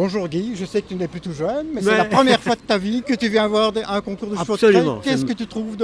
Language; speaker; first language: French; native; French